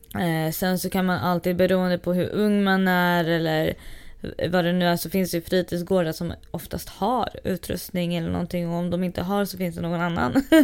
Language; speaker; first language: Swedish; native; Swedish